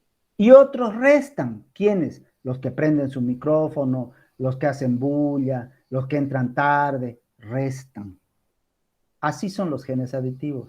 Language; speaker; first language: Spanish; native; Spanish